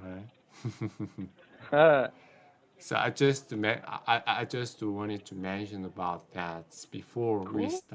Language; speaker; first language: English; non-native, learner; Korean